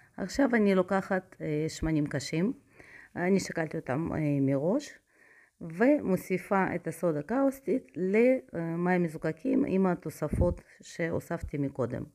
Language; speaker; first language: Hebrew; non-native, fluent; Russian